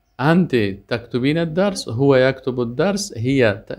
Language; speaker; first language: Arabic; non-native, fluent; Persian